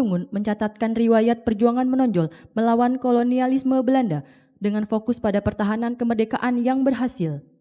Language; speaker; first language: Indonesian; native; Indonesian